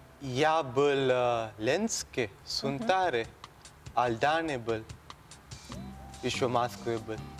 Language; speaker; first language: Russian; non-native, learner; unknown